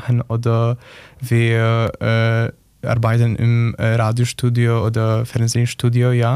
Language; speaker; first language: German; non-native, learner; Polish